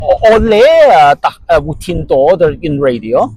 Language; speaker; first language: Welsh; non-native, learner; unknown